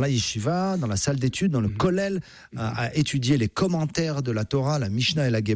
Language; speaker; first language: French; native; French